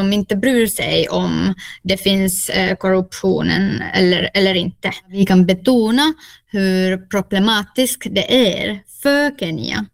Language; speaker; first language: Swedish; non-native, local second language; Finnish